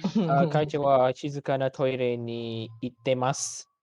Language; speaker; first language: Japanese; non-native, learner; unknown